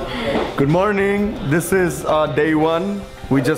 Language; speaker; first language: English; non-native, local second language; Indonesian